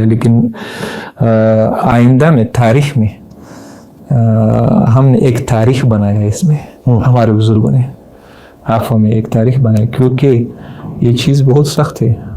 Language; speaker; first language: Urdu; non-native, learner; Pashto